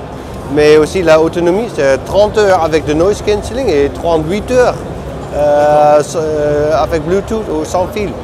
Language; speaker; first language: French; non-native, learner; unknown